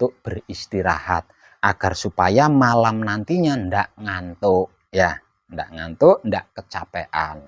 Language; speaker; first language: Indonesian; non-native, local second language; Javanese